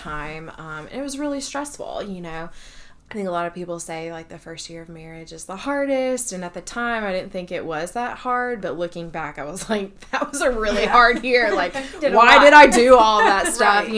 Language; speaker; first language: English; native; English